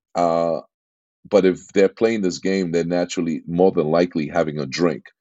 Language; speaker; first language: English; native; English